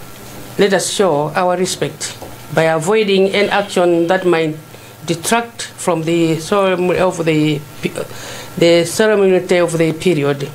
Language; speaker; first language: English; non-native, local second language; Nyanja